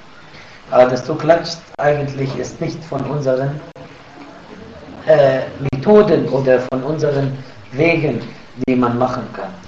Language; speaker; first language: German; non-native, fluent; Arabic